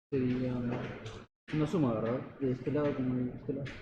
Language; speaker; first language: Spanish; native; Spanish